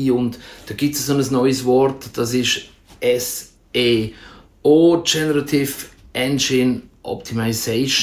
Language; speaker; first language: German; native; German